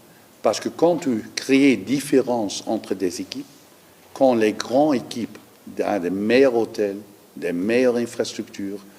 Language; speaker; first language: French; non-native, learner; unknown